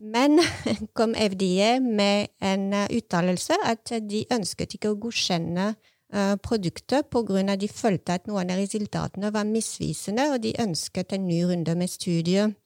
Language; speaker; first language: Norwegian; non-native, fluent; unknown